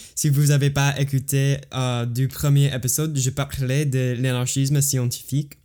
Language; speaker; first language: French; non-native, learner; English